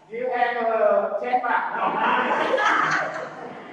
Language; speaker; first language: English; non-native, learner; Vietnamese